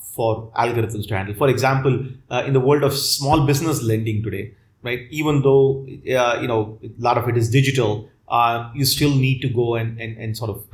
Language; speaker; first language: English; non-native, local second language; Tamil